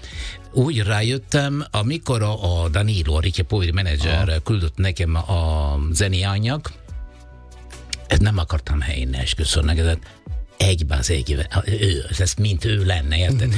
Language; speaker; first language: Hungarian; non-native, fluent; Italian